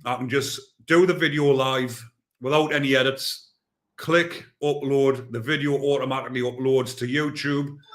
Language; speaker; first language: English; native; English